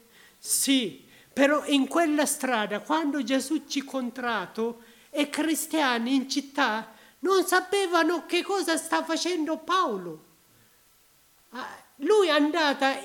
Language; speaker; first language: Italian; non-native, learner; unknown